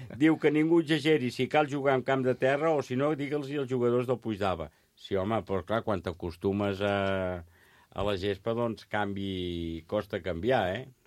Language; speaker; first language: Catalan; native; Catalan